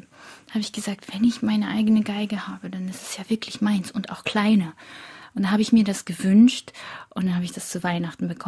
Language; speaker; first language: German; early bilingual, other home language; Korean